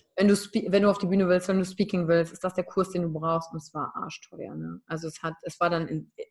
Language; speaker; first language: German; native; German